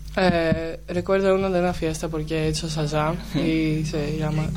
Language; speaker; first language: Spanish; non-native, learner; Greek